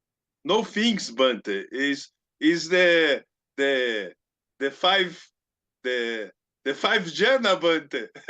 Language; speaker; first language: English; non-native, learner; Portuguese